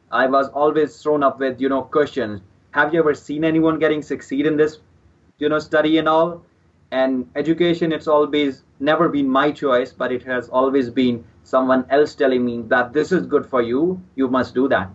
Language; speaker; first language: English; non-native, local second language; Punjabi